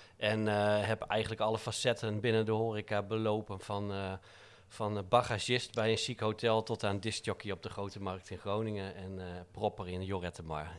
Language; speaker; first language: Dutch; native; Dutch